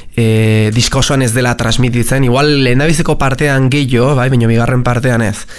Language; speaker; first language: Basque; native; Basque